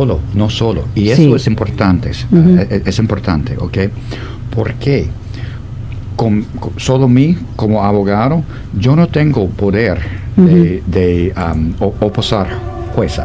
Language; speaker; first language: Spanish; non-native, fluent; English